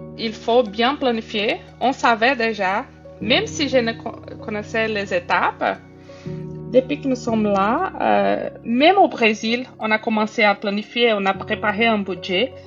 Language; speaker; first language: French; non-native, fluent; Portuguese